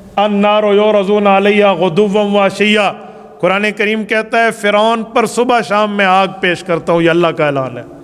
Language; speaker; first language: Urdu; non-native, local second language; Saraiki